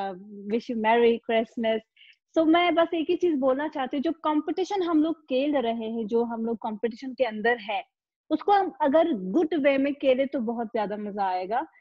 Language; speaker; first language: Hindi; non-native, fluent; Pashto